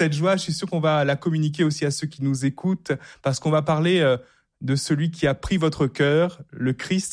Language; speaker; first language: French; native; French